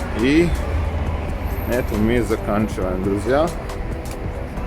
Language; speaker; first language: Russian; non-native, fluent; Serbian